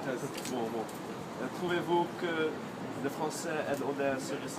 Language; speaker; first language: French; non-native, learner; Dutch